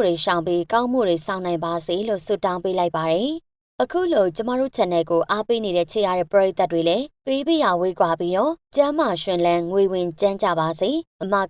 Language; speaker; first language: Burmese; native; Burmese